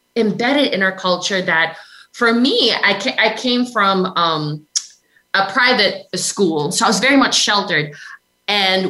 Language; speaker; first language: English; non-native, local second language; Filipino